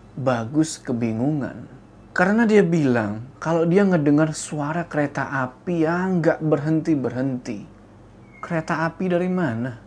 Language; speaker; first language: Indonesian; native; Indonesian